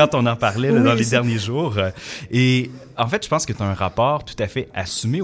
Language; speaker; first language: French; native; French